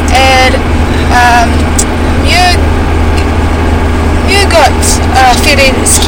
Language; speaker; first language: Icelandic; non-native, learner; English